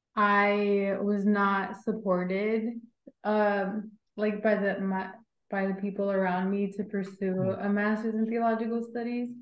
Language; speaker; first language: English; native; English